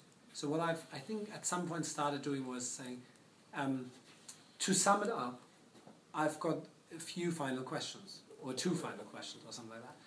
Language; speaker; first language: English; non-native, fluent; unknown